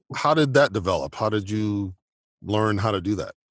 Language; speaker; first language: English; native; English